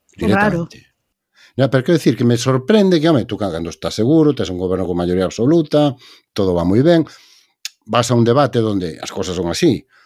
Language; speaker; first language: Galician; native; Galician